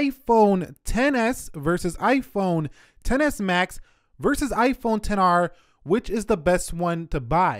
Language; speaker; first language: English; native; English